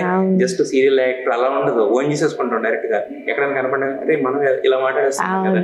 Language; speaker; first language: Telugu; native; Telugu